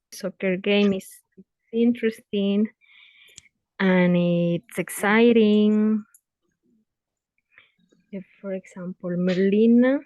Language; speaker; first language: English; non-native, learner; Spanish